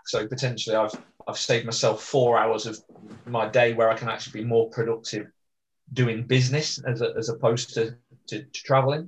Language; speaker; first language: English; native; English